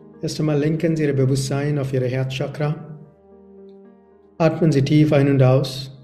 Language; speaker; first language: German; non-native, learner; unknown